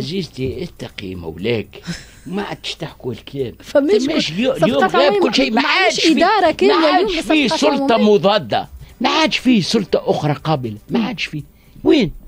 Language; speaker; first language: Arabic; native; Arabic